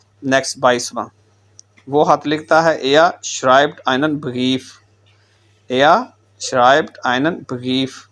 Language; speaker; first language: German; non-native, learner; Urdu